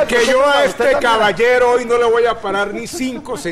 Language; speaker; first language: Spanish; native; Spanish